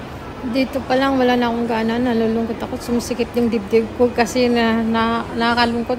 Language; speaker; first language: Filipino; native; Filipino